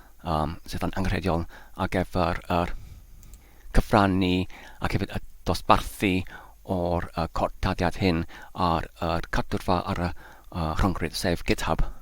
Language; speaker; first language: Welsh; non-native, fluent; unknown